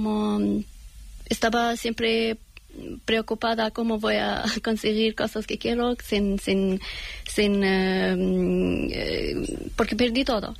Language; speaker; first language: Spanish; non-native, learner; Persian